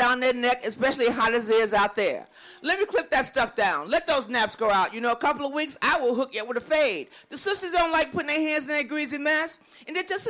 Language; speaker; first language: English; native; English